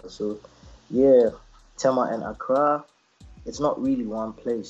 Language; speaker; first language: English; non-native, local second language; Akan